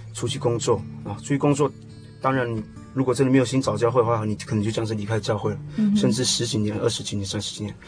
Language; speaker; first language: Chinese; native; Chinese